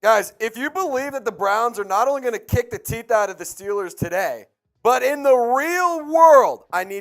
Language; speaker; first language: English; native; English